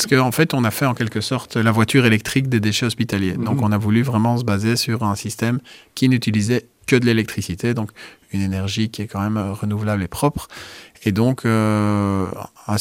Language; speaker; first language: French; native; French